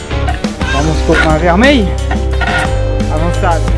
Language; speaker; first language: Portuguese; non-native, learner; French